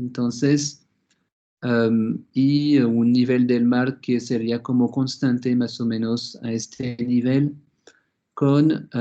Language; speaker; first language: Spanish; non-native, fluent; French